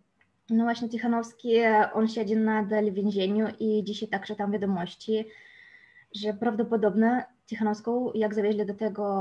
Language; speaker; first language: Polish; non-native, fluent; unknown